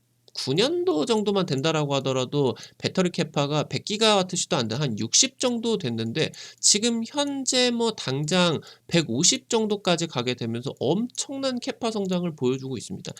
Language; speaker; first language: Korean; native; Korean